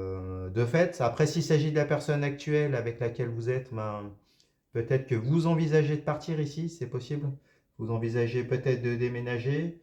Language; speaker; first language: French; native; French